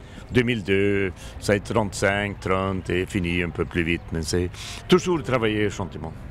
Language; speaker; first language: French; non-native, learner; Swedish